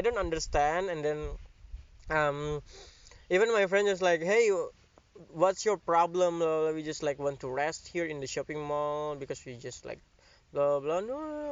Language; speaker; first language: English; non-native, learner; Indonesian